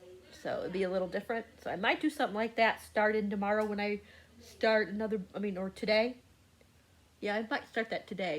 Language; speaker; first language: English; native; English